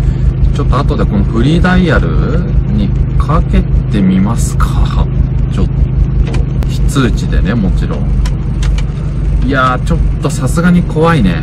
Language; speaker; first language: Japanese; native; Japanese